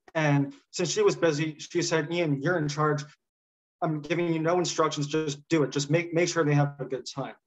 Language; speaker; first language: English; native; English